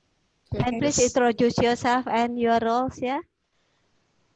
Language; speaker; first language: English; non-native, fluent; Indonesian